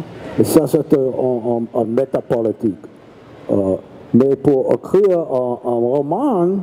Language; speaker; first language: French; non-native, learner; English